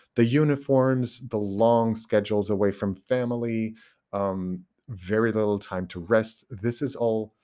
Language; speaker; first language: English; non-native, fluent; Portuguese